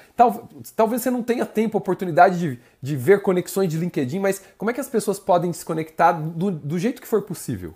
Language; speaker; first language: Portuguese; native; Portuguese